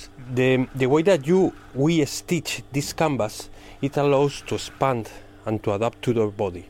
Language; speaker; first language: English; non-native, fluent; Spanish